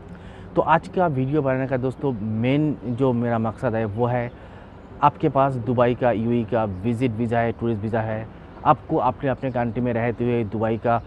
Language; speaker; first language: Hindi; non-native, local second language; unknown